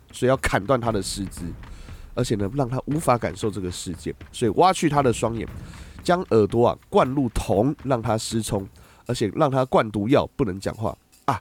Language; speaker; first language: Chinese; native; Chinese